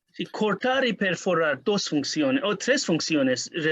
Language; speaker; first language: Spanish; non-native, learner; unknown